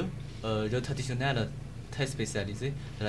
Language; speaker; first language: French; non-native, learner; Chinese